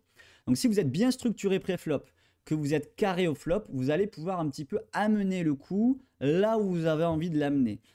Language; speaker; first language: French; native; French